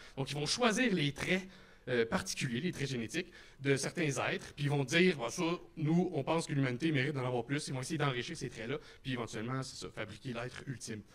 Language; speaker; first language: French; native; French